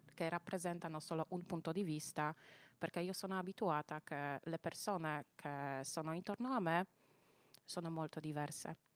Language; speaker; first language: Italian; non-native, fluent; Polish